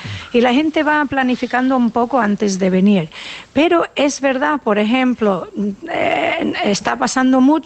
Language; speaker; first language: Spanish; non-native, fluent; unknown